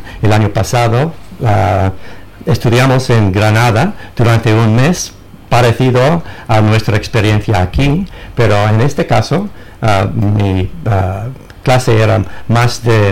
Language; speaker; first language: Spanish; non-native, fluent; English